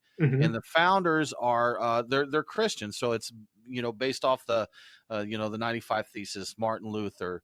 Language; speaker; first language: English; native; English